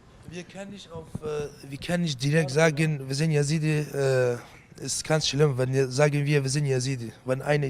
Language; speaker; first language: German; non-native, learner; Kurdish